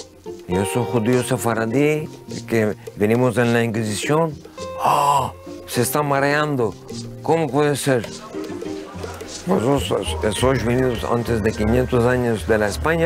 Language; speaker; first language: Spanish; early bilingual, heritage; Ladino